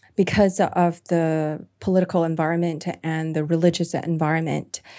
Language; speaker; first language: English; non-native, local second language; Cantonese